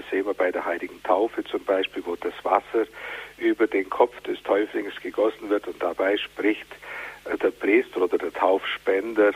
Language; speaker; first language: German; native; German